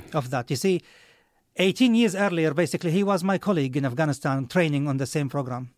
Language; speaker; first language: English; non-native, fluent; Arabic